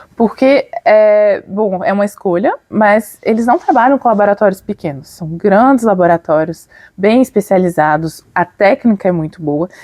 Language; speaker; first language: Portuguese; native; Portuguese